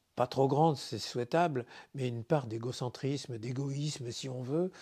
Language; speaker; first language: French; native; French